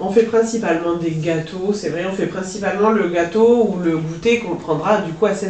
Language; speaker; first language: French; native; French